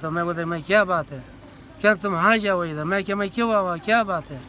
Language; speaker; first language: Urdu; non-native, local second language; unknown